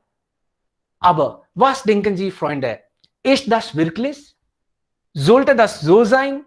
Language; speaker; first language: German; non-native, fluent; Hindi